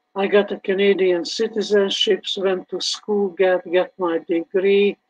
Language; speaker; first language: English; early bilingual, other home language; Hungarian